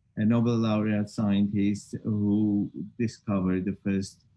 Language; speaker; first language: English; non-native, fluent; Armenian